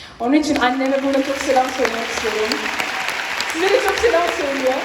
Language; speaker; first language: Turkish; early bilingual, heritage; Turkish